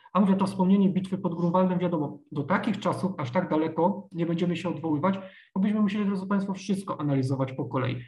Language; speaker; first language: Polish; native; Polish